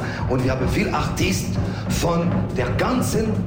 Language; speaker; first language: German; non-native, learner; French